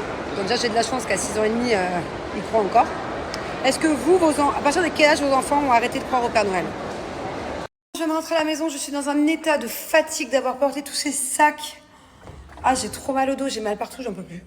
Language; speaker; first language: French; native; French